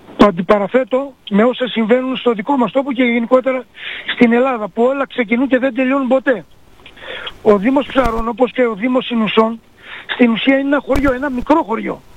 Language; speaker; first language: Greek; native; Greek